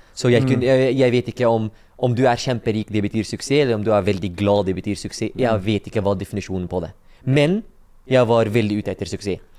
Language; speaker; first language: Norwegian; non-native, fluent; Arabic